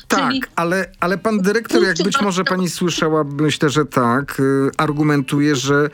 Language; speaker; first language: Polish; native; Polish